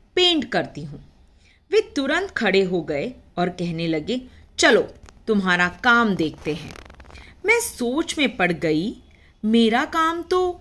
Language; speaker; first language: Hindi; non-native, local second language; Marathi